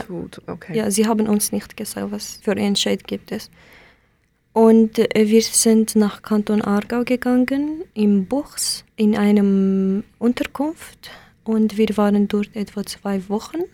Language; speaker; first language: German; non-native, learner; Kurdish